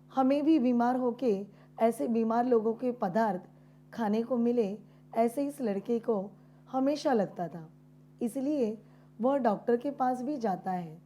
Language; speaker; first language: Hindi; non-native, local second language; Marathi